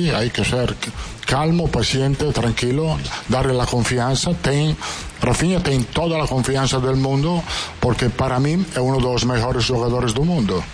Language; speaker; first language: Portuguese; non-native, fluent; Italian